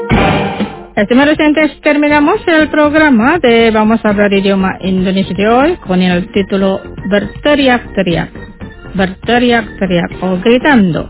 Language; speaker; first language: Spanish; non-native, fluent; Indonesian